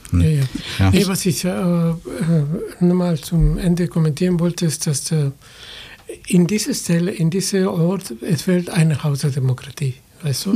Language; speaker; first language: German; non-native, fluent; Spanish